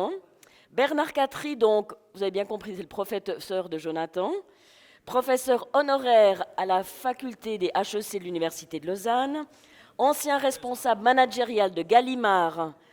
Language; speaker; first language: French; native; French